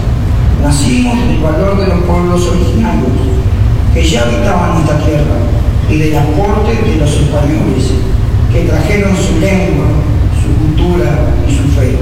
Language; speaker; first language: Spanish; native; Spanish